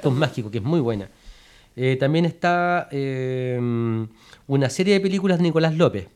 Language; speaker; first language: Spanish; native; Spanish